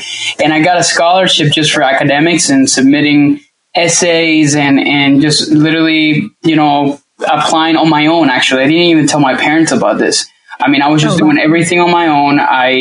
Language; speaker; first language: English; non-native, fluent; Spanish